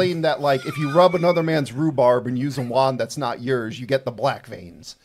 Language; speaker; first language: English; native; English